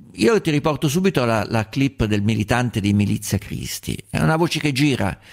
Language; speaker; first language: Italian; native; Italian